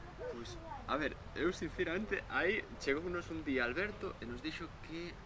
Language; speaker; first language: Galician; native; Galician